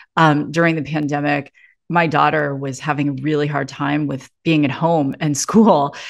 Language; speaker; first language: English; native; English